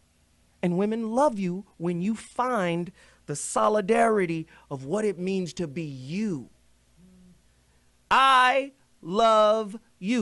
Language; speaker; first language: English; native; English